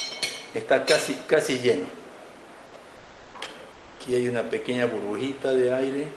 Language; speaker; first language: Spanish; native; Spanish